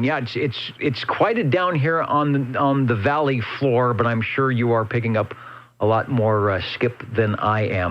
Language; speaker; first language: English; native; English